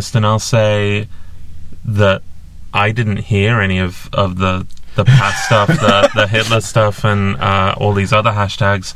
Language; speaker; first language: English; native; English